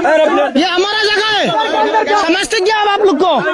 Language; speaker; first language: Hindi; non-native, learner; Bangla